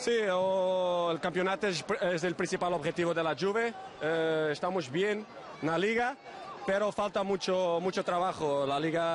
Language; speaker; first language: Italian; non-native, learner; Portuguese